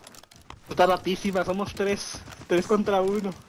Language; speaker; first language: Spanish; native; Spanish